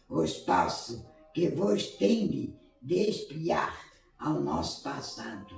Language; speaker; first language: Portuguese; native; Portuguese